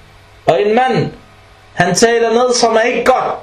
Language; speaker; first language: Danish; non-native, fluent; Arabic